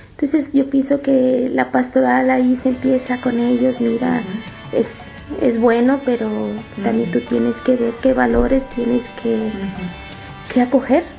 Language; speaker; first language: Spanish; native; Spanish